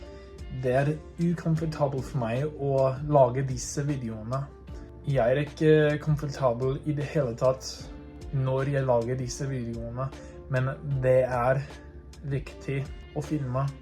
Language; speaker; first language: Norwegian; non-native, learner; English